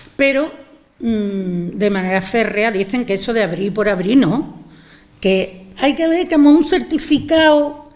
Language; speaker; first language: Spanish; native; Spanish